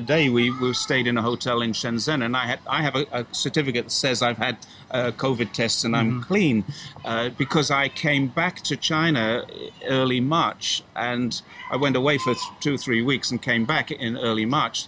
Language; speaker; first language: English; native; English